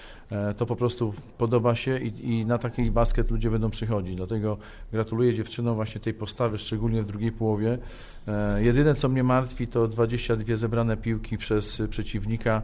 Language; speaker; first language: Polish; native; Polish